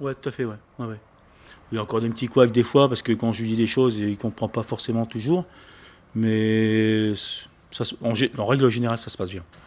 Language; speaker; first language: French; native; French